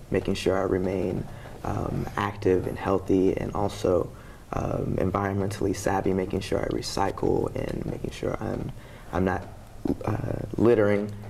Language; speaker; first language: English; native; English